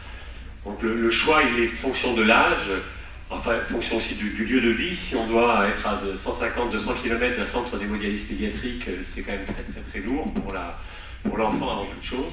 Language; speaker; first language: French; native; French